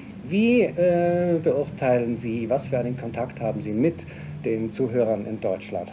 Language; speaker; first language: German; native; German